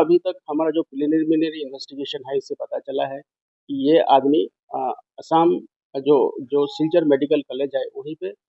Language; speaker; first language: Hindi; non-native, local second language; Assamese